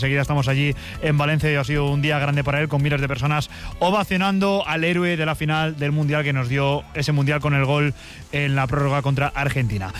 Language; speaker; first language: Spanish; native; Spanish